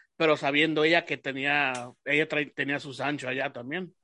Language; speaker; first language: Spanish; early bilingual, heritage; Spanish